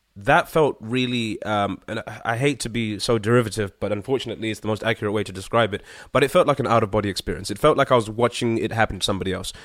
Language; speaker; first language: English; early bilingual, other home language; Shona